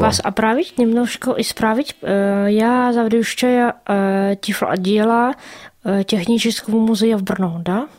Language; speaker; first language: Russian; non-native, learner; Czech